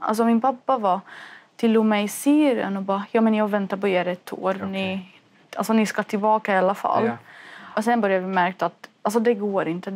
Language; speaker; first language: Swedish; non-native, fluent; Arabic